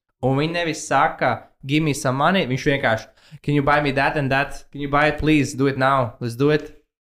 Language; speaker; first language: English; non-native, fluent; Latvian